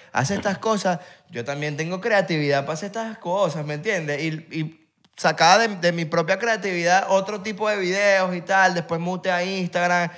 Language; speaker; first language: Spanish; native; Spanish